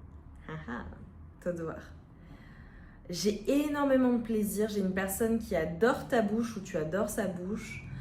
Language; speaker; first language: French; native; French